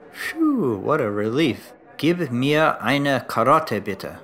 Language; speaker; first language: German; non-native, learner; English